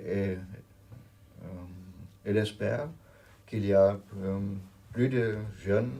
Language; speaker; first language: French; non-native, learner; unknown